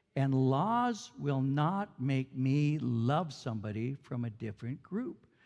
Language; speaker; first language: English; early bilingual, other home language; Spanish